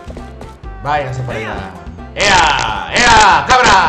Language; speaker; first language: Spanish; native; Spanish